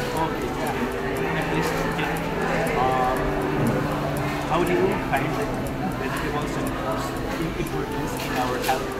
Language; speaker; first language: English; non-native, learner; Nepali